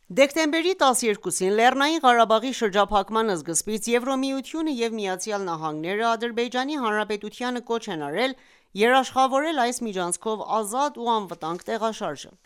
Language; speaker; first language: Armenian; early bilingual, heritage; Armenian